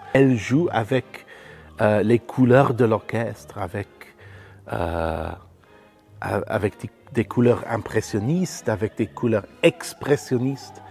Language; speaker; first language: French; non-native, fluent; English